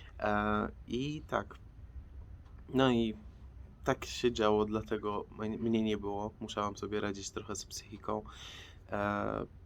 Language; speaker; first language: Polish; non-native, fluent; Persian